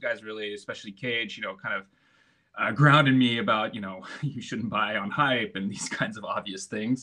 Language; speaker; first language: English; native; English